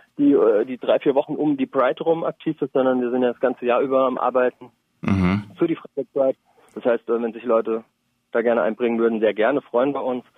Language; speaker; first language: German; native; German